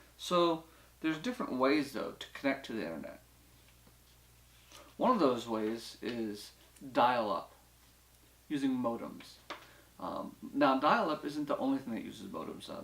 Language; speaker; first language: English; native; English